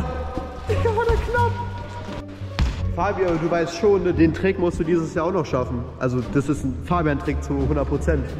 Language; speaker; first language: German; native; German